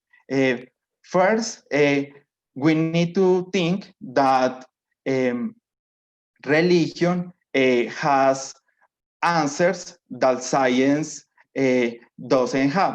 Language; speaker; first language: English; non-native, learner; Spanish